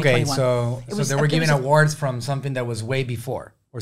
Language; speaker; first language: English; native; English